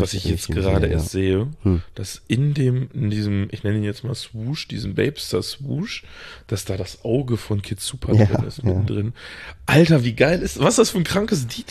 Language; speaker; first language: German; native; German